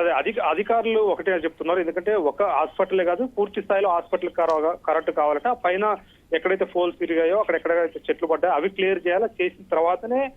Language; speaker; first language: Telugu; native; Telugu